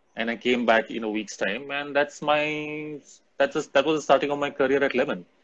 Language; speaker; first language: English; non-native, local second language; Hindi